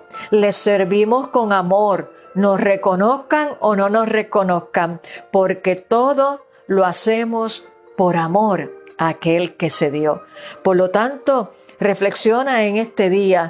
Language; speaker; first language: Spanish; native; Spanish